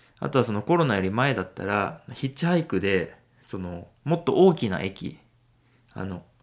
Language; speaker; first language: Japanese; native; Japanese